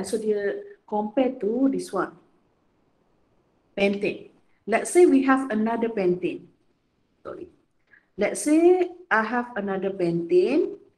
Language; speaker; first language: English; non-native, local second language; Malay